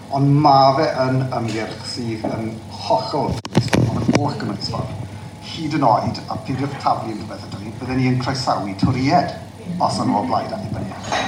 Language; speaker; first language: Welsh; native; Welsh